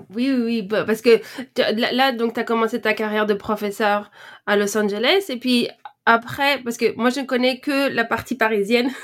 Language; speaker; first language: French; native; French